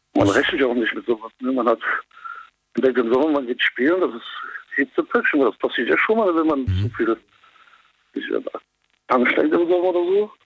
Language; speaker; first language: German; native; German